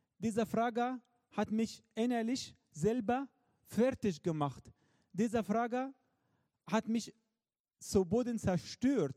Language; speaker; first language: German; non-native, fluent; Arabic